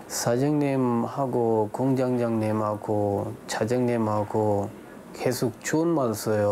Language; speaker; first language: Korean; non-native, learner; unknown